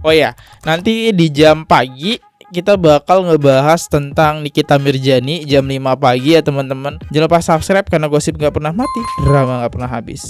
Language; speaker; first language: Indonesian; native; Indonesian